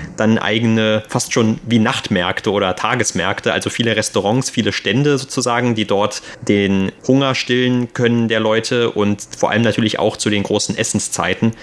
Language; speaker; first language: German; native; German